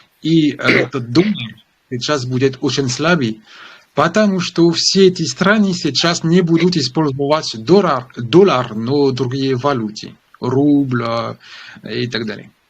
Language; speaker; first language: Russian; non-native, learner; French